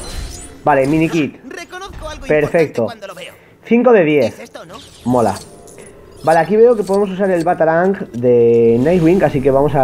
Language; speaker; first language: Spanish; native; Spanish